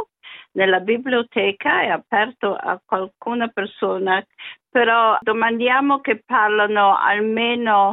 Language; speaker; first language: Italian; early bilingual, other home language; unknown